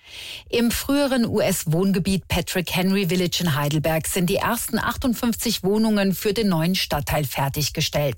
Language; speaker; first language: German; native; German